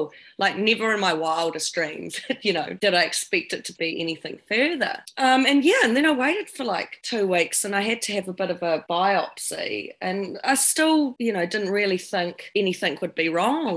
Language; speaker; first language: English; native; English